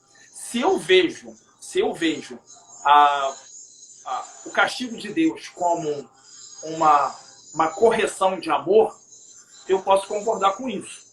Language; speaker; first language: Portuguese; native; Portuguese